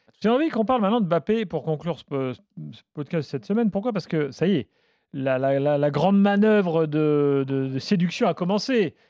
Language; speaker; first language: French; native; French